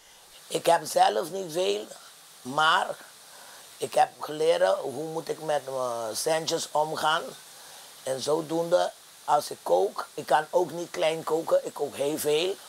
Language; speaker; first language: Dutch; non-native, fluent; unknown